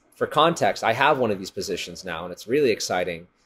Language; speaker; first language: English; native; English